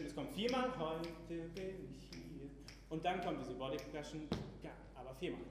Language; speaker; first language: German; native; German